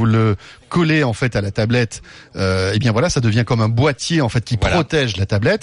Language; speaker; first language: French; native; French